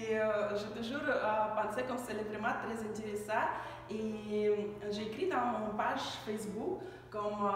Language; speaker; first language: French; non-native, learner; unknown